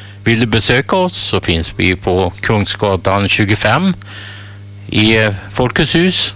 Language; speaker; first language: Swedish; native; Swedish